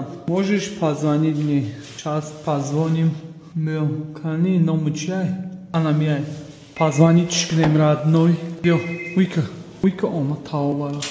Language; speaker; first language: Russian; non-native, local second language; Tajik